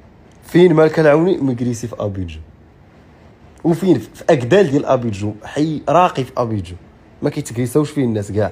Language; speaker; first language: Arabic; native; Arabic